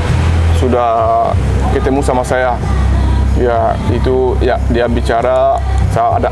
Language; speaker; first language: Indonesian; non-native, learner; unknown